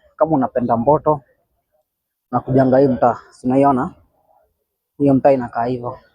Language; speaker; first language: Swahili; native; Swahili